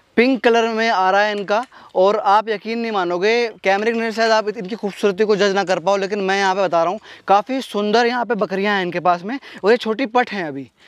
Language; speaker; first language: Hindi; native; Hindi